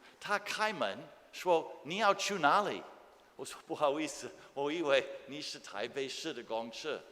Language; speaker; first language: Chinese; non-native, fluent; English